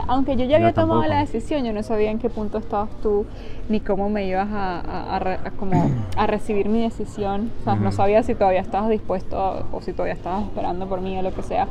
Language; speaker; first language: Spanish; native; Spanish